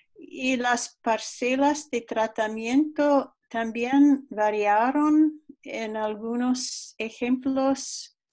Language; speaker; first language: Spanish; non-native, fluent; English